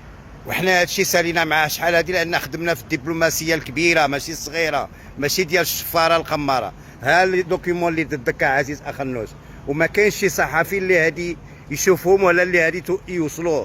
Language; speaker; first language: Arabic; native; Arabic